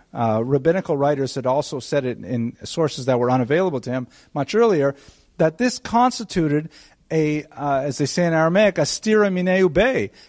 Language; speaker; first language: English; native; English